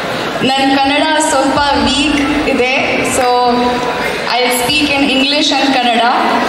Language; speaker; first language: Kannada; non-native, local second language; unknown